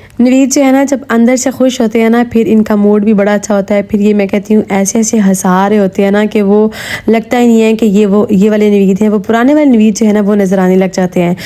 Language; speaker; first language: Urdu; native; Urdu